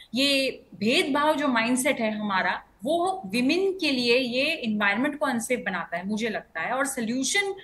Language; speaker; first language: Hindi; non-native, local second language; Bangla